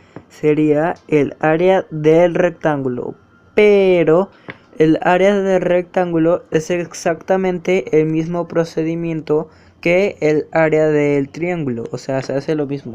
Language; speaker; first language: Spanish; native; Spanish